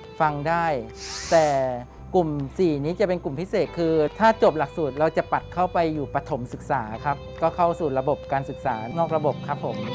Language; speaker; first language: Thai; native; Thai